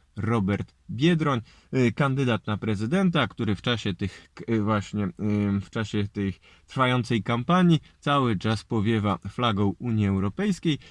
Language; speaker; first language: Polish; native; Polish